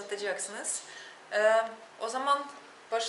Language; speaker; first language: Turkish; non-native, fluent; Russian